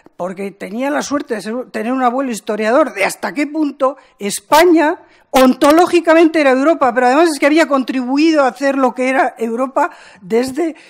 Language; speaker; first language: Spanish; native; Spanish